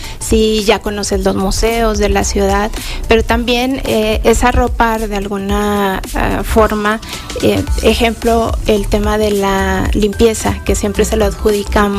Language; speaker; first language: Spanish; native; Spanish